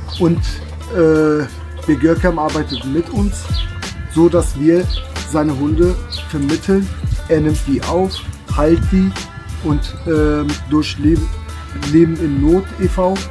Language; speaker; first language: German; early bilingual, other home language; Turkish